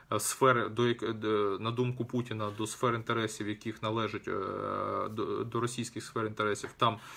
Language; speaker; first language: Ukrainian; non-native, local second language; Russian